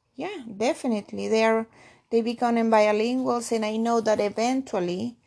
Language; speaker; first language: English; non-native, fluent; Spanish